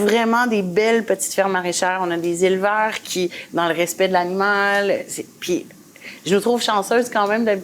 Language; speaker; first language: French; native; French